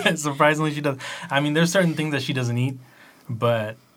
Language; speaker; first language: English; early bilingual, other home language; Spanish